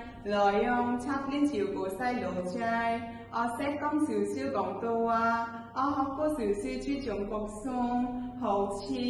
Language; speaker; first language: Cantonese; non-native, learner; Burmese